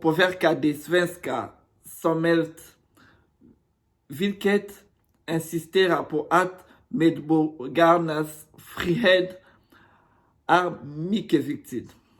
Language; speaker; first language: Swedish; non-native, learner; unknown